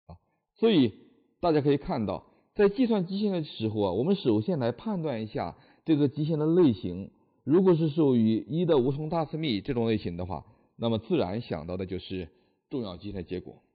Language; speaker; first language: Chinese; native; Chinese